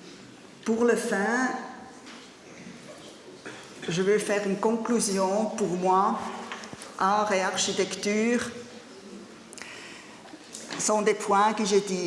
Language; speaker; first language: French; non-native, learner; German